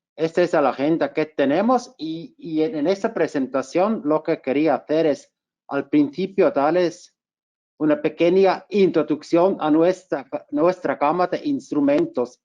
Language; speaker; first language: Spanish; non-native, fluent; German